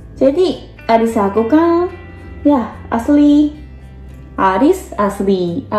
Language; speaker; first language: Indonesian; non-native, learner; Japanese